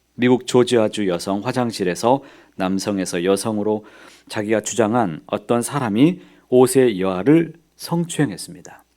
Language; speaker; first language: Korean; native; Korean